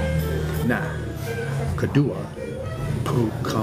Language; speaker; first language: Indonesian; non-native, learner; English